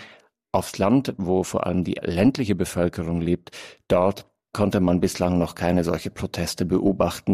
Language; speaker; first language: German; native; German